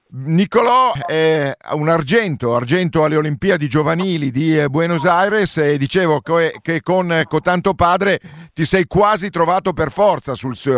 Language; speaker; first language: Italian; native; Italian